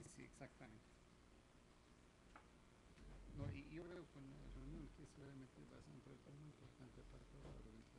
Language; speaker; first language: Spanish; non-native, fluent; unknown